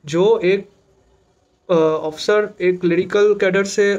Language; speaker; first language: Hindi; non-native, local second language; Bangla